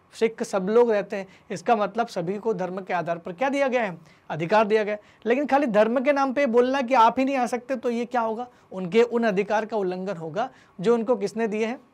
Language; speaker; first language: Hindi; native; Hindi